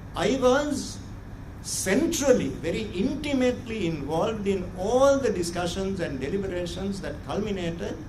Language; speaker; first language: English; non-native, local second language; Sinhala